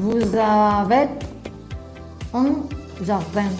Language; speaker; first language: French; non-native, learner; Spanish